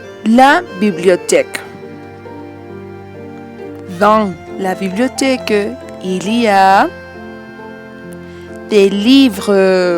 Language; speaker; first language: French; non-native, fluent; Spanish